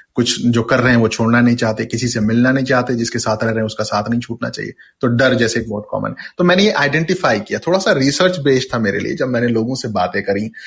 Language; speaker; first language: Hindi; non-native, local second language; Bhojpuri